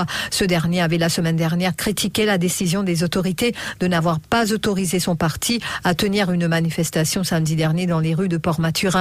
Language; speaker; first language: French; non-native, local second language; Morisyen